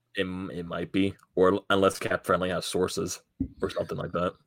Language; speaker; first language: English; native; English